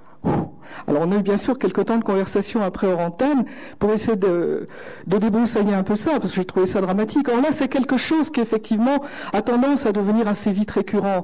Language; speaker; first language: French; native; French